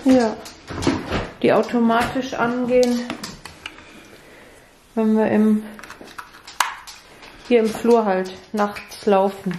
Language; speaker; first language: German; native; German